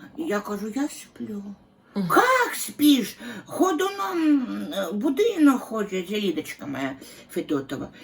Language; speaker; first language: Ukrainian; non-native, local second language; Russian